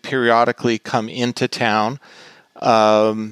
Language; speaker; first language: English; native; English